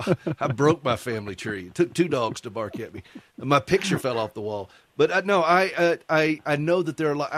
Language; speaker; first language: English; native; English